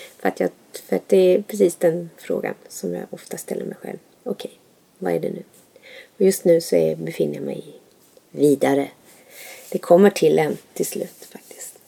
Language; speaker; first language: Swedish; native; Swedish